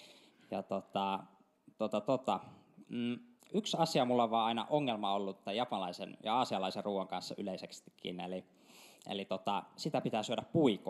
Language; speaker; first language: Finnish; native; Finnish